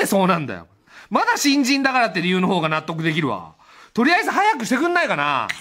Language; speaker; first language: Japanese; native; Japanese